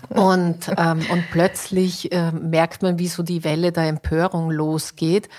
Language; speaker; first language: German; native; German